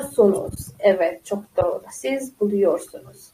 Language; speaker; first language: Turkish; non-native, fluent; Uzbek